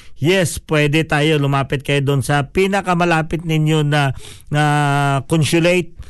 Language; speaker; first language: Filipino; non-native, local second language; Hiligaynon